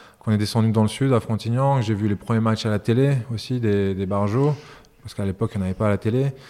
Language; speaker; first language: French; early bilingual, other home language; Serbian